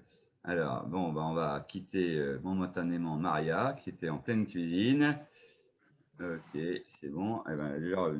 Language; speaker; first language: French; native; French